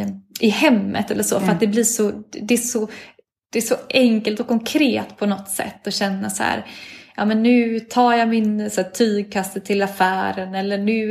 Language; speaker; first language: Swedish; native; Swedish